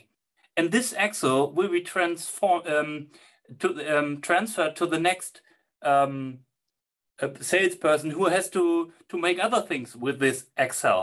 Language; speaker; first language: English; non-native, fluent; German